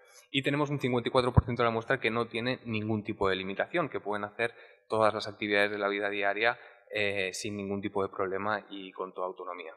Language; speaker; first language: Spanish; native; Spanish